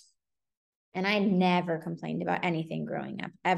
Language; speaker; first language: English; native; English